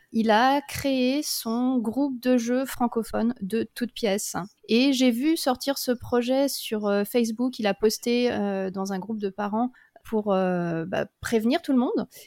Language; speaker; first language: French; native; French